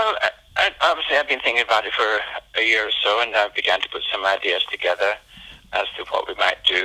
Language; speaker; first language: English; native; English